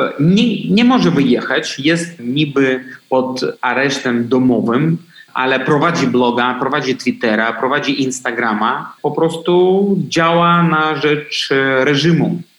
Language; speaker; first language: Polish; non-native, fluent; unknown